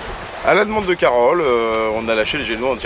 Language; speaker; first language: French; native; French